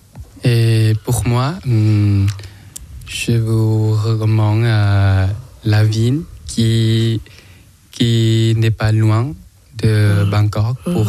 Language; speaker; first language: French; non-native, learner; Thai